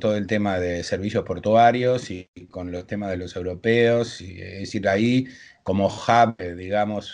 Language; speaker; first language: Spanish; native; Spanish